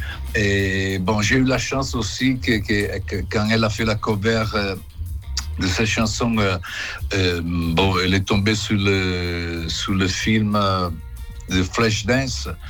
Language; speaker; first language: French; non-native, fluent; Italian